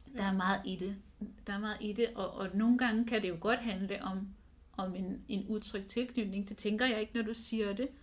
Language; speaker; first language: Danish; non-native, fluent; English